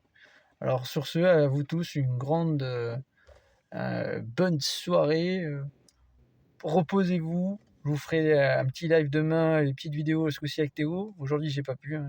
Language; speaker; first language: French; native; French